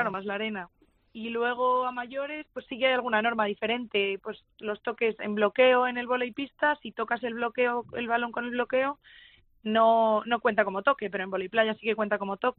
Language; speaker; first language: Spanish; native; Spanish